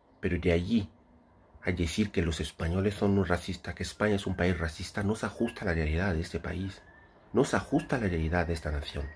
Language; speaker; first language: Spanish; non-native, fluent; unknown